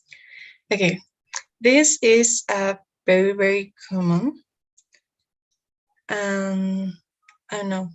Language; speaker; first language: English; non-native, learner; Spanish